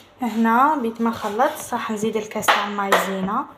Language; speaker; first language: Arabic; native; Arabic